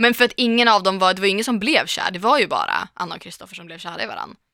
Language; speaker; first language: Swedish; native; Swedish